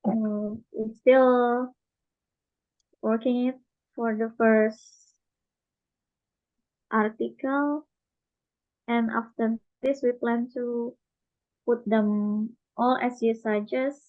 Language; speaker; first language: English; non-native, local second language; Indonesian